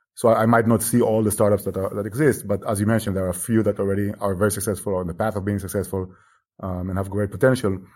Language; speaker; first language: English; non-native, fluent; Hebrew